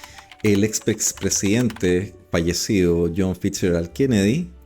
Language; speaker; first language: Spanish; native; Spanish